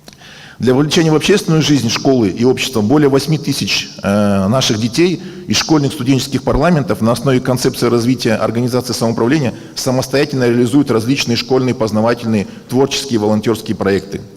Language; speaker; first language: Russian; native; Russian